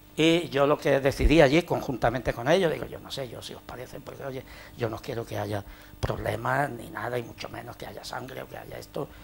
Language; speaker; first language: Spanish; native; Spanish